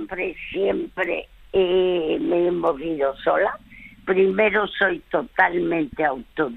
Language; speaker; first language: Spanish; early bilingual, other home language; French